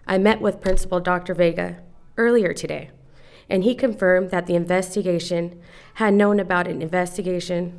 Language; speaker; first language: English; native; English